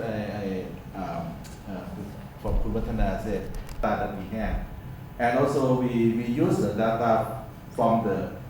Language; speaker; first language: English; non-native, learner; Thai